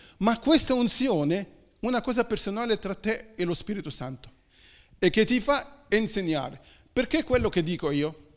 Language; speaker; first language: Italian; non-native, fluent; Arabic